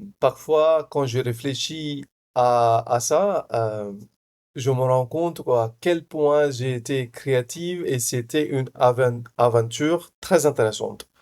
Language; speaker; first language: French; non-native, fluent; Hindi